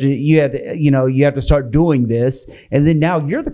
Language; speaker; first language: English; native; English